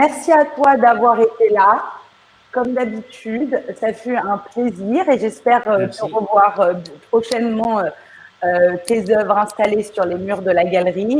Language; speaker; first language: French; native; French